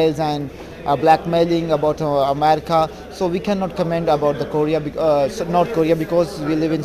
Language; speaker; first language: English; non-native, local second language; Urdu